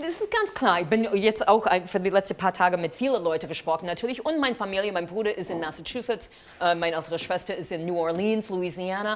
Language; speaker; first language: German; non-native, fluent; English